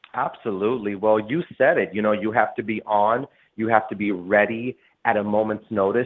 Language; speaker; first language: English; native; English